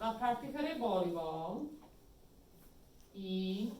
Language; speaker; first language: Spanish; non-native, fluent; English